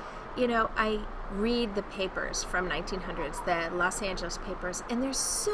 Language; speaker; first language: English; native; English